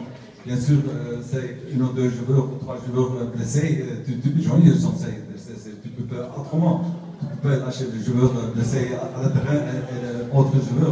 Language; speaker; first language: French; non-native, learner; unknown